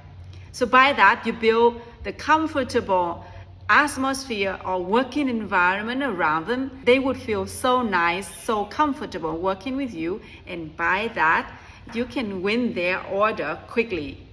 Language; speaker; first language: English; non-native, fluent; Vietnamese